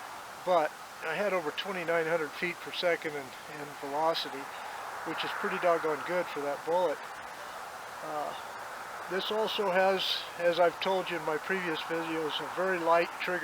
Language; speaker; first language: English; native; English